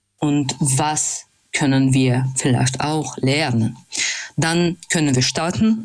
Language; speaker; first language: German; non-native, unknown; Russian